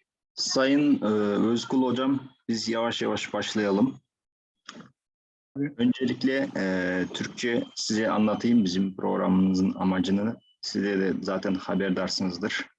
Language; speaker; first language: Turkish; non-native, fluent; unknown